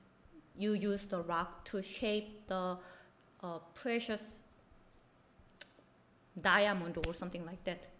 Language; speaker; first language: English; non-native, fluent; Korean